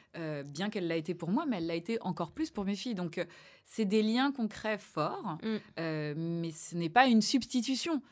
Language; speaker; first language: French; native; French